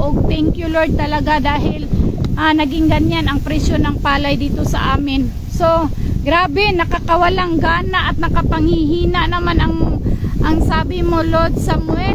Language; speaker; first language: Filipino; non-native, local second language; Cebuano